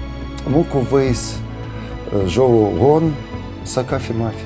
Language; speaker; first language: Arabic; non-native, learner; Russian